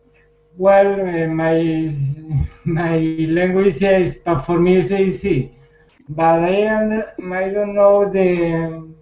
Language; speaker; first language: English; non-native, learner; Spanish